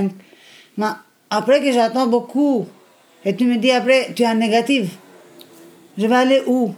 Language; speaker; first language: French; non-native, learner; Albanian